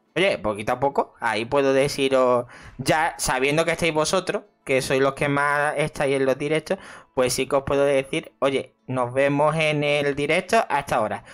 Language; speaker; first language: Spanish; native; Spanish